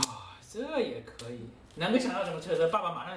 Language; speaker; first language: Chinese; native; Chinese